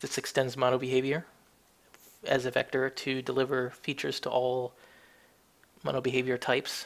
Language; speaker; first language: English; native; English